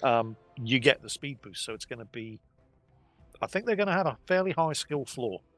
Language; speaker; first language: English; native; English